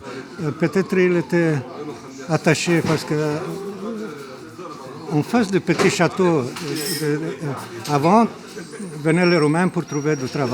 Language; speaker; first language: French; non-native, fluent; Romanian